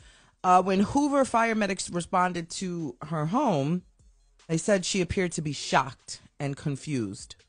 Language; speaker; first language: English; native; English